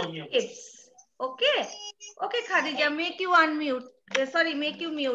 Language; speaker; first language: English; non-native, learner; Bangla